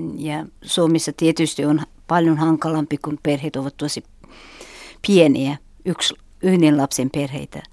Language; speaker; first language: Finnish; non-native, fluent; Uzbek